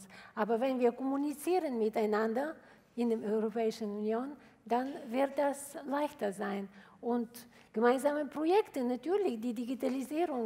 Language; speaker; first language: German; non-native, fluent; Bulgarian